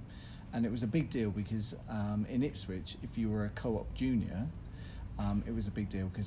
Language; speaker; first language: English; native; English